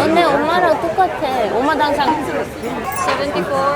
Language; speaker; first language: Korean; non-native, fluent; Dutch